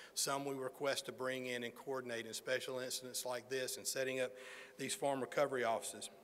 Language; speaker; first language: English; native; English